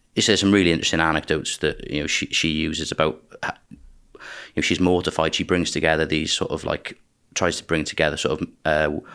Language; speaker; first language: English; native; English